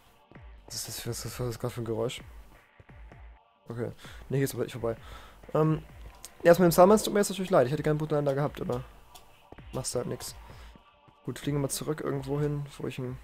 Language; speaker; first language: German; native; German